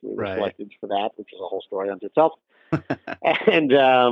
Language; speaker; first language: English; native; English